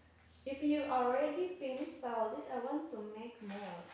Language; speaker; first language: English; non-native, learner; Indonesian